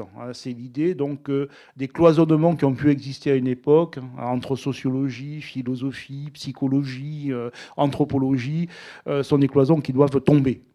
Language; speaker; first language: French; native; French